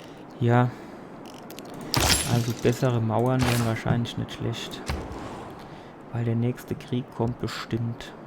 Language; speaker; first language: German; native; German